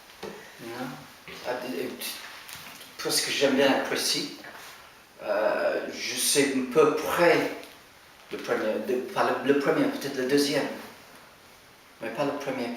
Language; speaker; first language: French; non-native, fluent; English